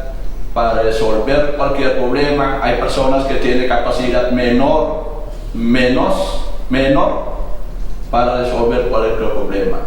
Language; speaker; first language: Spanish; non-native, fluent; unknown